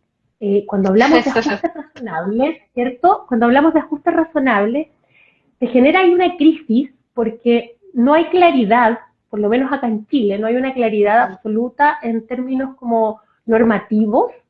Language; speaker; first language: Spanish; native; Spanish